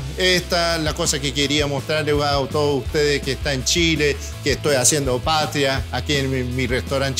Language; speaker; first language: Spanish; early bilingual, heritage; Spanish